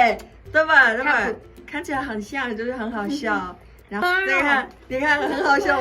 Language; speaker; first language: Chinese; non-native, fluent; Mongolian